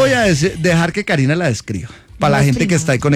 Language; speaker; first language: Spanish; native; Spanish